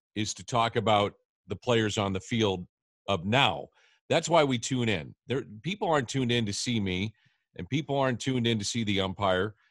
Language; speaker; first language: English; native; English